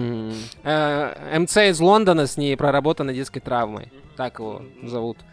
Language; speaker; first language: Russian; native; Russian